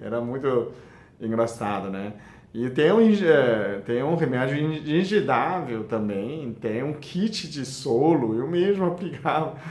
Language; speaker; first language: Portuguese; non-native, fluent; Chinese